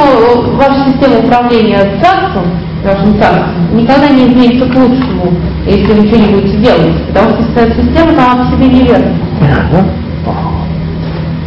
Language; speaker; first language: Russian; native; Russian